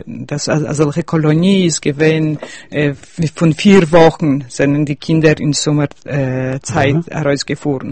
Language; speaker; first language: German; early bilingual, heritage; Yiddish